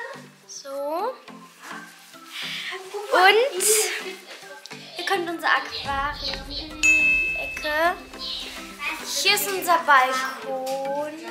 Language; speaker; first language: German; early bilingual, other home language; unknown